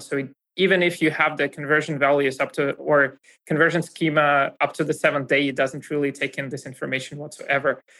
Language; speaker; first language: English; non-native, fluent; Russian